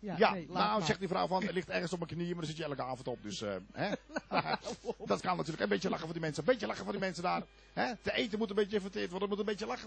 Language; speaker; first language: Dutch; native; Dutch